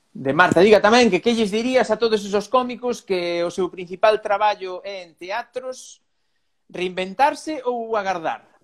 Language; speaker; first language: Galician; non-native, local second language; Spanish